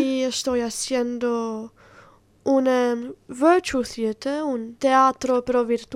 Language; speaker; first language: Spanish; non-native, learner; Italian